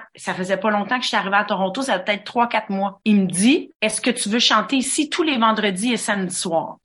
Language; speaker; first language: French; native; French